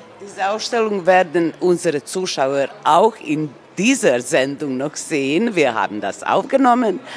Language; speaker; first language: German; non-native, local second language; Serbian